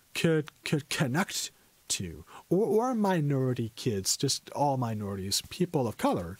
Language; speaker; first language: English; native; English